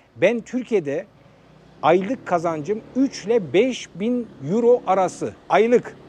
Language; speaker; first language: Turkish; early bilingual, heritage; Turkish